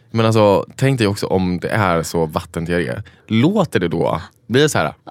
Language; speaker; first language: Swedish; early bilingual, other home language; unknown